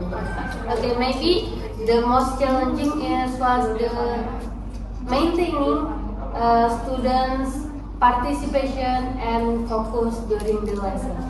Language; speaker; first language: English; non-native, learner; Indonesian